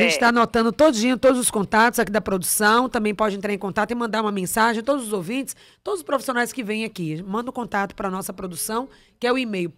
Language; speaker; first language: Portuguese; native; Portuguese